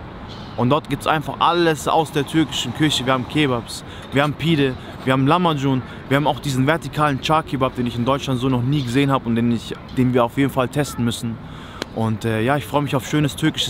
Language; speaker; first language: German; native; German